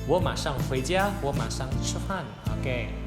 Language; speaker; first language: Chinese; non-native, fluent; Indonesian